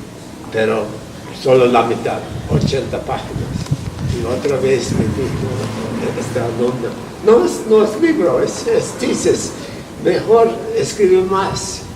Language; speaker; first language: Spanish; non-native, fluent; English